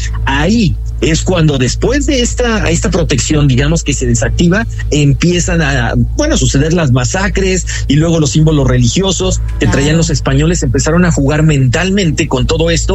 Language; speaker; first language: Spanish; native; Spanish